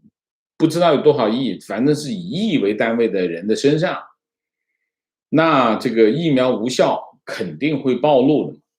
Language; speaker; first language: Chinese; native; Chinese